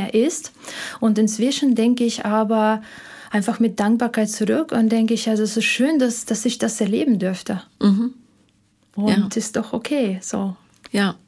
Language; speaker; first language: German; non-native, fluent; Ukrainian